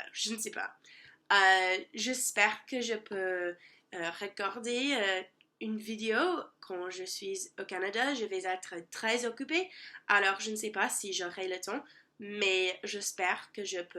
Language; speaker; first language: French; non-native, learner; English